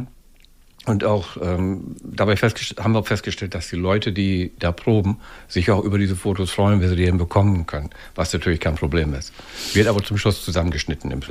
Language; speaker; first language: German; native; German